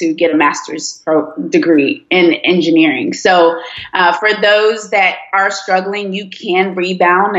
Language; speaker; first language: English; early bilingual, other home language; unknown